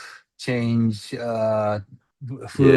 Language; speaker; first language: English; non-native, learner; Japanese